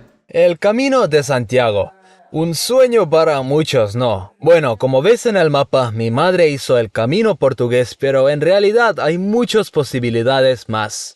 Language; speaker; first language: Spanish; non-native, fluent; Estonian